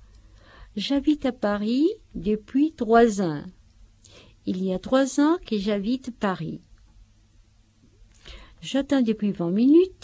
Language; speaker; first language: French; non-native, fluent; Spanish